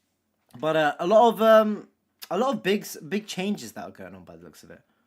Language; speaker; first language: English; native; English